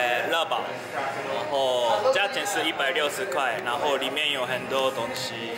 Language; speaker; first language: Chinese; non-native, learner; Japanese